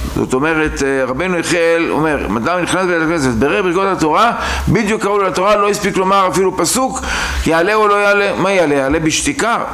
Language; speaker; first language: Hebrew; native; Hebrew